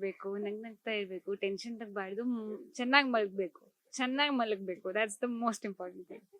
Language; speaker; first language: Kannada; non-native, local second language; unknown